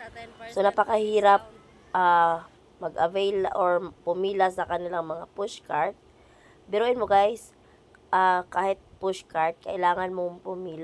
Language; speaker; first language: Filipino; non-native, local second language; Cebuano